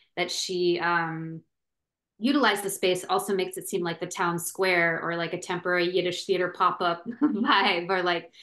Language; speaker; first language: English; native; English